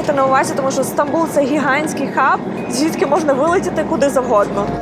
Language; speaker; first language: Ukrainian; native; Ukrainian